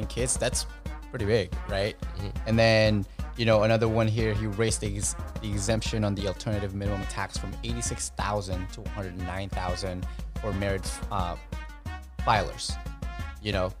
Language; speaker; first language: English; non-native, local second language; Filipino